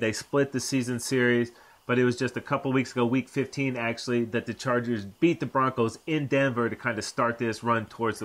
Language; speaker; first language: English; native; English